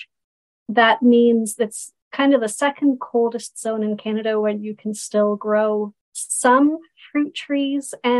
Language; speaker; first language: English; native; English